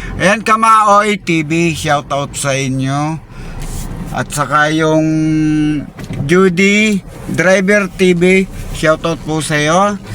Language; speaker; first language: Filipino; native; Filipino